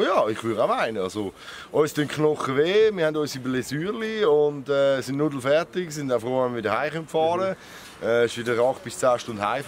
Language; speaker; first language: German; native; German